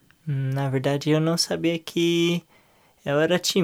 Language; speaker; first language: Portuguese; non-native, learner; English